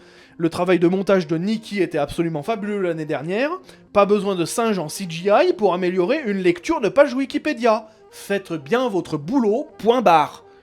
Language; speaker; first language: French; native; French